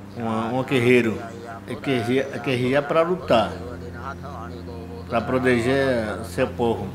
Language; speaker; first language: Portuguese; non-native, local second language; Yanomámi